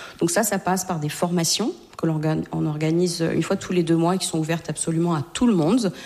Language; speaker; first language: French; native; French